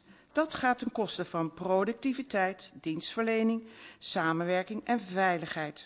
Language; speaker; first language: Dutch; native; Dutch